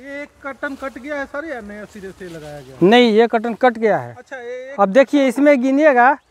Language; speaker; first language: Hindi; native; Hindi